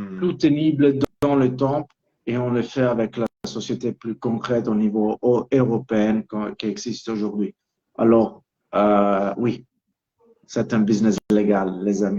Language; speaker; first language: French; non-native, local second language; Italian